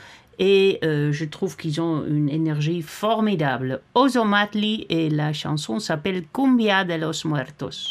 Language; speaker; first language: French; non-native, fluent; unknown